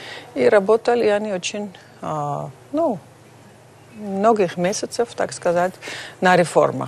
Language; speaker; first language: Russian; non-native, fluent; Dutch